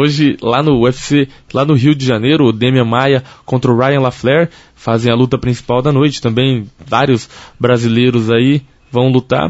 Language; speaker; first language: Portuguese; native; Portuguese